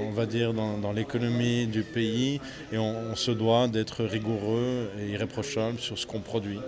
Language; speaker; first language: French; native; French